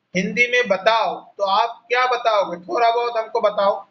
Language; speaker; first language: Hindi; non-native, local second language; Bangla